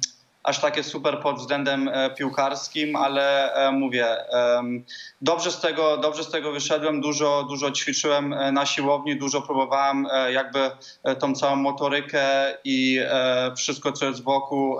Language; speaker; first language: Polish; early bilingual, heritage; Polish